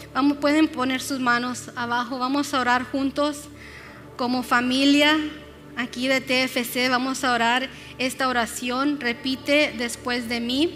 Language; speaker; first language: Spanish; early bilingual, other home language; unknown